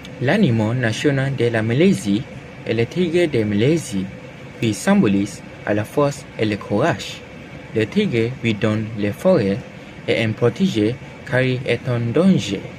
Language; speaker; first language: French; non-native, learner; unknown